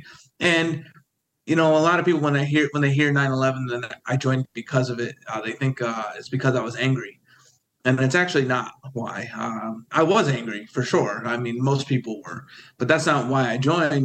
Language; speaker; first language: English; native; English